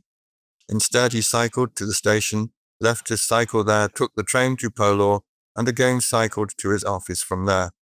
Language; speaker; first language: English; native; English